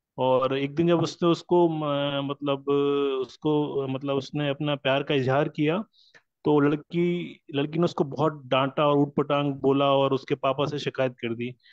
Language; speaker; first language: Hindi; non-native, local second language; Marathi